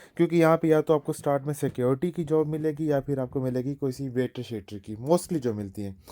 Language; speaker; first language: Urdu; native; Urdu